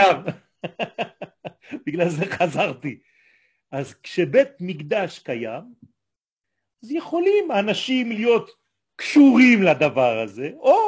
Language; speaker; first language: Hebrew; non-native, fluent; French